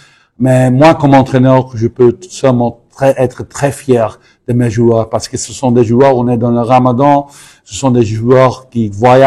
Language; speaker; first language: French; non-native, fluent; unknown